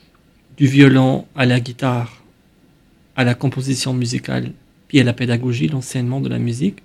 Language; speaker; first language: French; non-native, fluent; Albanian